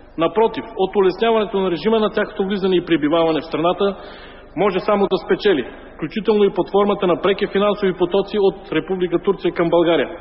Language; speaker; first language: Bulgarian; non-native, local second language; Turkish